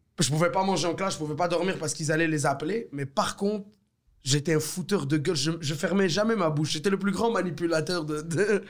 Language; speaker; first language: French; early bilingual, other home language; Arabic